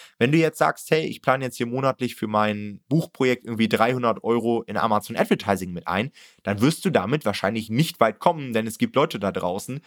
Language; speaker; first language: German; native; German